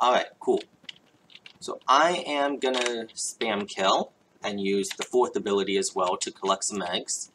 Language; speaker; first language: English; native; English